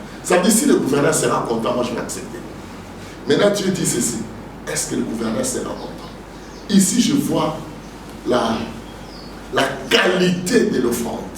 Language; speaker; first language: French; non-native, local second language; Lingala